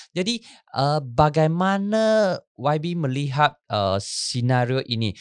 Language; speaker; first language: Malay; non-native, local second language; Chinese